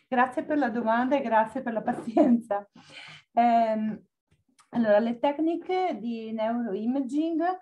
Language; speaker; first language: Italian; native; Italian